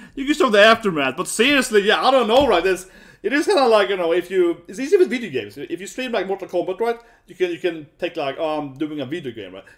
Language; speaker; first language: English; non-native, fluent; Swedish